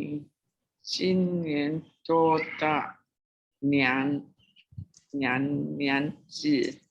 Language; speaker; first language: Chinese; non-native, learner; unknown